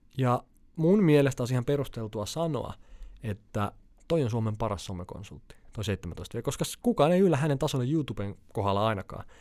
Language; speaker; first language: Finnish; native; Finnish